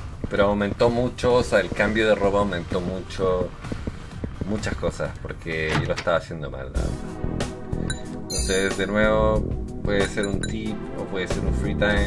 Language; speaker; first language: Spanish; native; Spanish